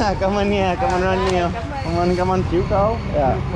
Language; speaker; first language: Vietnamese; non-native, learner; English